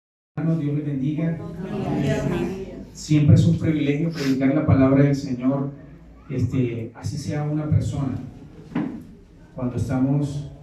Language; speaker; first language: Spanish; native; Spanish